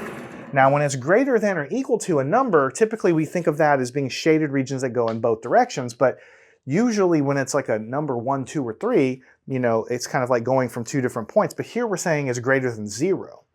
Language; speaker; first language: English; native; English